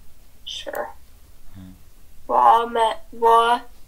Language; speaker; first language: Chinese; non-native, learner; English